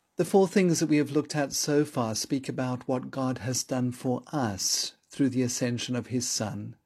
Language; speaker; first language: English; native; English